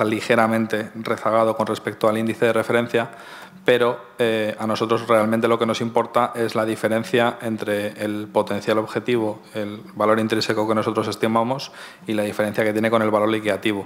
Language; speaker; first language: Spanish; native; Spanish